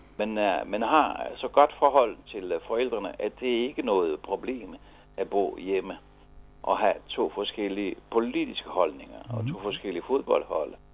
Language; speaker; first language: Danish; non-native, fluent; Italian